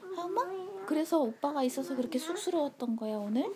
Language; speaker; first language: Korean; native; Korean